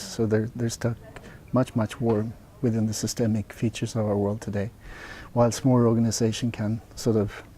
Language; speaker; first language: English; non-native, fluent; Swedish